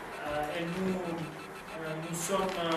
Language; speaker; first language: French; non-native, fluent; Romanian